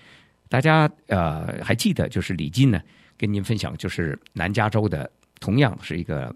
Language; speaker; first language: Chinese; native; Chinese